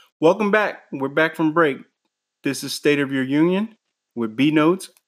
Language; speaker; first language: English; native; English